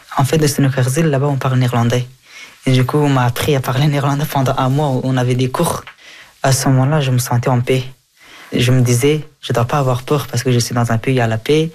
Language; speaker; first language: French; early bilingual, other home language; Persian